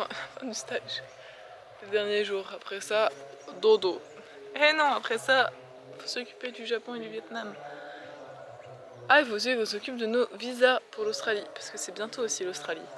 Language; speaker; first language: French; native; French